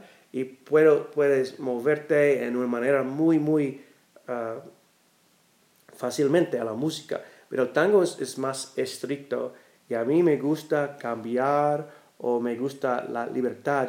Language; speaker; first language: Spanish; non-native, learner; English